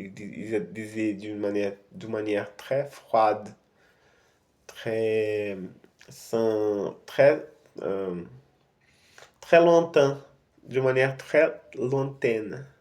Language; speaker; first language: French; non-native, fluent; Portuguese